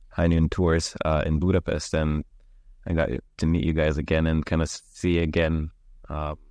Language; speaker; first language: English; early bilingual, heritage; Lithuanian